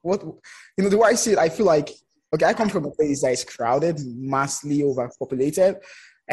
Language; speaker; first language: English; non-native, local second language; Yoruba